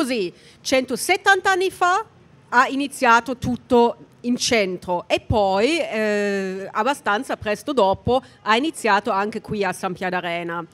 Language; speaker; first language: Italian; non-native, fluent; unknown